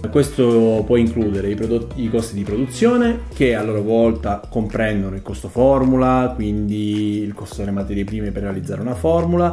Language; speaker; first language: Italian; native; Italian